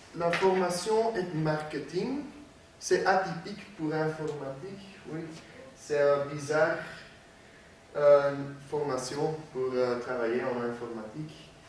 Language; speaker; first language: French; non-native, learner; Dutch